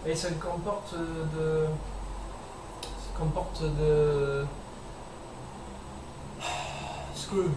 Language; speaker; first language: French; non-native, learner; English